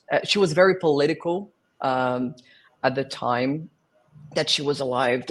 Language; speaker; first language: English; non-native, fluent; Portuguese